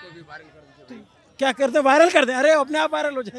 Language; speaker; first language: Hindi; native; Hindi